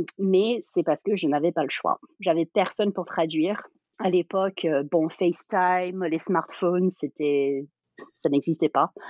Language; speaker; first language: French; early bilingual, heritage; French